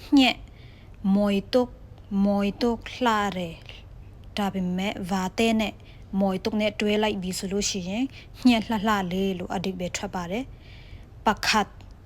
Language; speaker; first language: Burmese; non-native, local second language; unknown